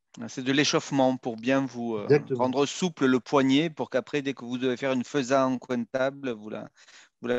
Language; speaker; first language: French; native; French